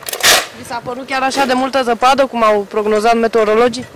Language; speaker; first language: Romanian; native; Romanian